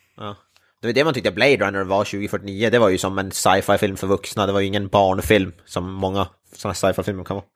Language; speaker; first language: Swedish; native; Swedish